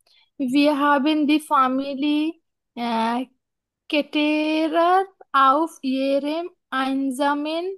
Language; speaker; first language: German; non-native, learner; Bangla